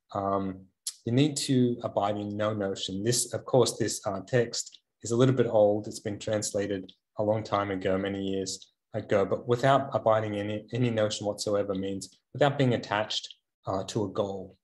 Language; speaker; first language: English; native; English